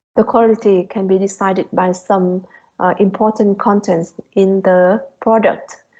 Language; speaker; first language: English; non-native, fluent; Vietnamese